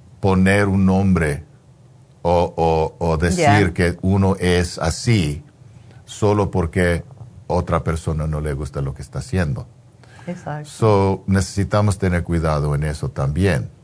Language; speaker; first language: Spanish; non-native, fluent; English